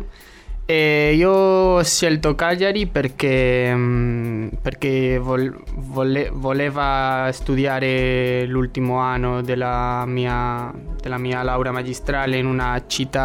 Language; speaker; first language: Italian; non-native, learner; Spanish